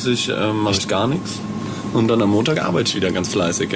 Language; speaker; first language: German; native; German